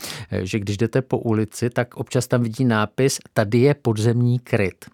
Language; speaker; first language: Czech; native; Czech